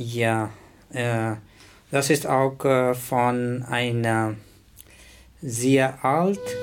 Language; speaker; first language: German; non-native, learner; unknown